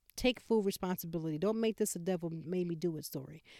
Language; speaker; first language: English; native; English